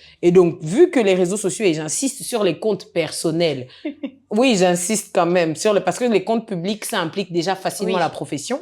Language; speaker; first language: French; native; French